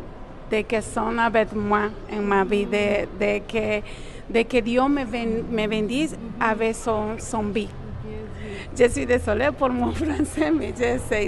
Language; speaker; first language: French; non-native, learner; Spanish